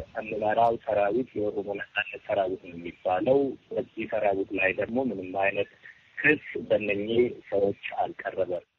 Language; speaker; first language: Amharic; non-native, local second language; Oromo